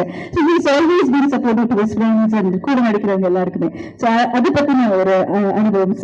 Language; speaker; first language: Tamil; native; Tamil